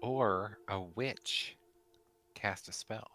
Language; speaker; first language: English; native; English